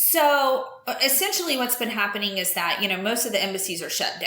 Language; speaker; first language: English; native; English